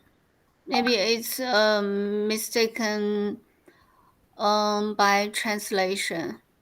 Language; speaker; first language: English; non-native, learner; Chinese